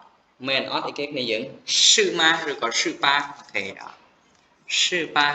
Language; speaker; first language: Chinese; non-native, fluent; Khmer